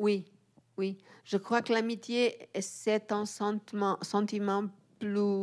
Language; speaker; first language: French; non-native, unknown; Portuguese